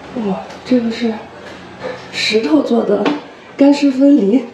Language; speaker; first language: Chinese; native; Chinese